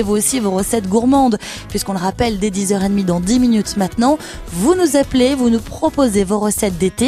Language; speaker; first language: French; native; French